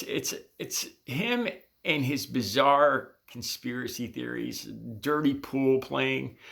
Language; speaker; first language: English; native; English